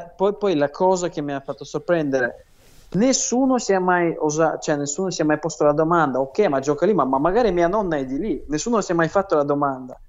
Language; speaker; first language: Italian; non-native, fluent; Russian